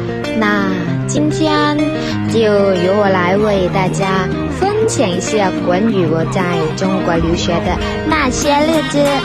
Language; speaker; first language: Chinese; non-native, fluent; Lao